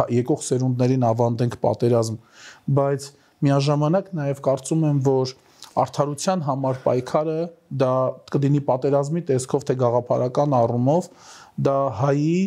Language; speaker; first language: Armenian; native; Armenian